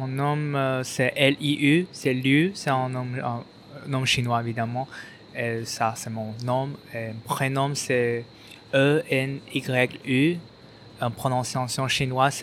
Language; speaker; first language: French; non-native, fluent; Chinese